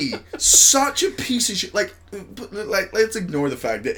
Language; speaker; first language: English; native; English